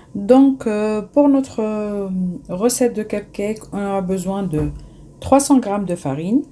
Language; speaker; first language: French; non-native, local second language; Arabic